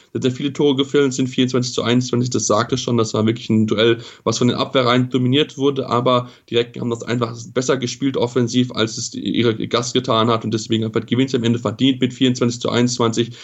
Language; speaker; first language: German; native; German